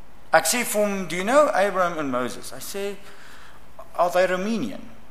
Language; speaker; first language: English; non-native, local second language; Afrikaans